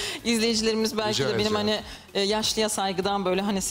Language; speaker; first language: Turkish; native; Turkish